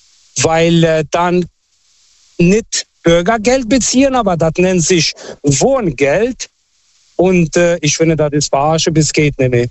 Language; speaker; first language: German; non-native, fluent; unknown